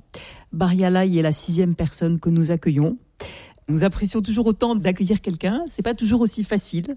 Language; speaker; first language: French; native; French